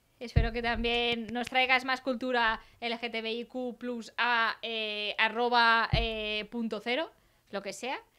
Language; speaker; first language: Spanish; non-native, local second language; Catalan